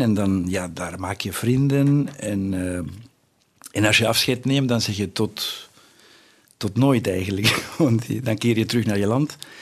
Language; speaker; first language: Dutch; non-native, fluent; Spanish